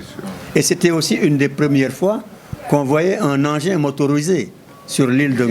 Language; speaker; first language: French; non-native, local second language; Wolof